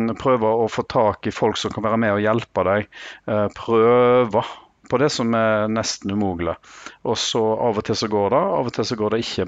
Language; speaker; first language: Norwegian; native; Norwegian